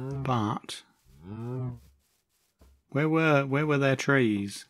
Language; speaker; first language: English; native; English